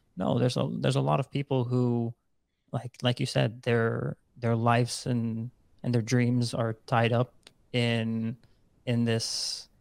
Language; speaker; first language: English; non-native, fluent; Dutch